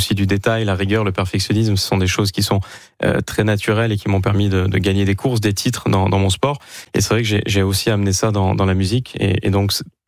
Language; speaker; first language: French; native; French